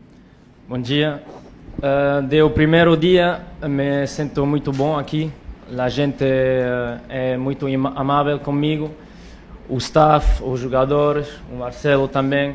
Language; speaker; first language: Portuguese; non-native, learner; French